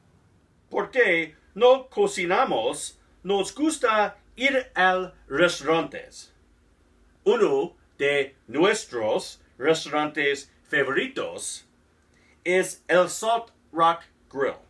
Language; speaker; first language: Spanish; non-native, learner; English